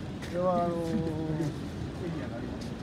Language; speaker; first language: Japanese; native; Japanese